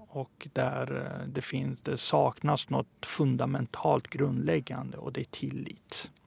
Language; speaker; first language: Swedish; early bilingual, other home language; Persian